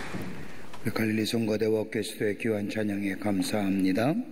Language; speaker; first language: Korean; native; Korean